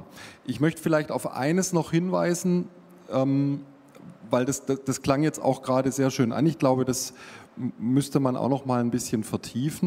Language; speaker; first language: German; native; German